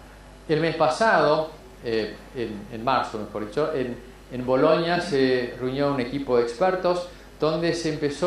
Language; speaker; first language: Spanish; native; Spanish